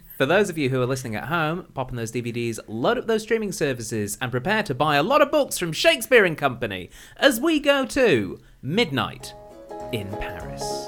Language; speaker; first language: English; native; English